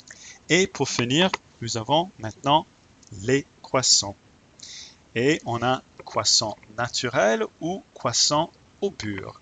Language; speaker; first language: French; non-native, fluent; English